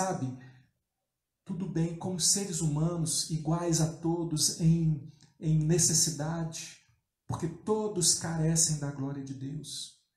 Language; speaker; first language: Portuguese; native; Portuguese